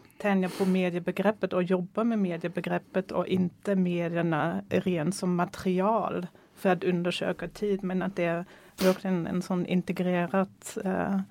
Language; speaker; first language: Swedish; non-native, fluent; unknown